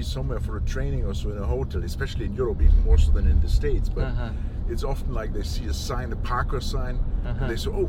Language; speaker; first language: English; non-native, fluent; German